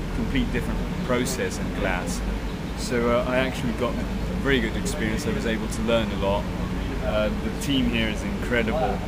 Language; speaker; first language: English; non-native, fluent; Spanish